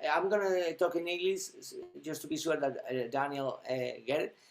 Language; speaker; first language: English; non-native, fluent; Spanish